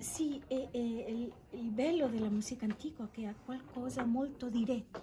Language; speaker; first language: Italian; non-native, fluent; Catalan